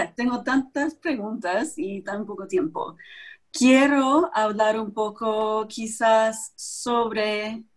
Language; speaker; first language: Spanish; non-native, fluent; English